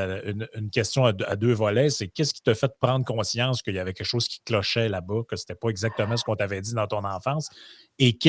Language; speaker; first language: French; native; French